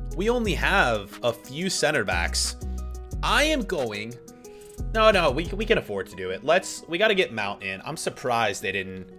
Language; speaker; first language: English; native; English